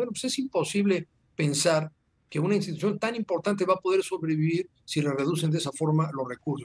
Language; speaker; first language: Spanish; native; Spanish